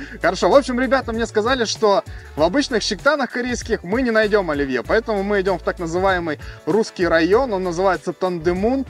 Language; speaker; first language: Russian; native; Russian